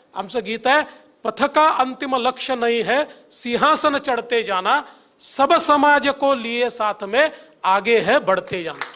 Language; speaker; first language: Hindi; non-native, local second language; Marathi